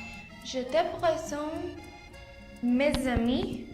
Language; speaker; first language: French; non-native, learner; Spanish